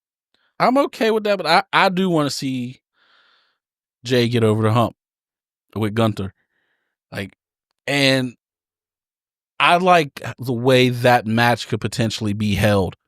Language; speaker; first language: English; native; English